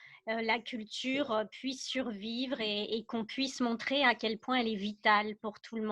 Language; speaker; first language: French; native; French